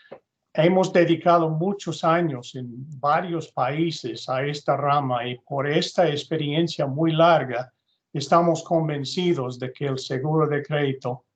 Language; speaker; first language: Spanish; non-native, fluent; English